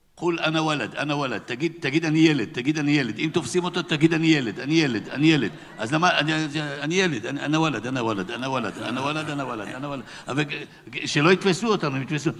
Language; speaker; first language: Hebrew; native; Hebrew